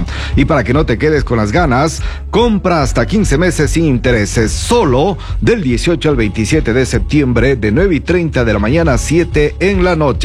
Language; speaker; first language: Spanish; native; Spanish